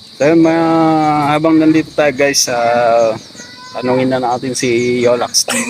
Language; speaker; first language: Filipino; non-native, local second language; Iloko